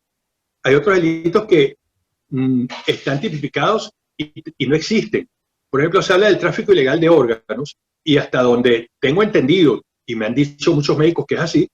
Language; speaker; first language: Spanish; native; Spanish